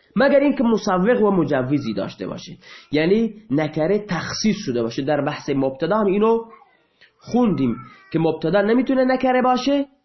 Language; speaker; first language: Persian; non-native, local second language; Baluchi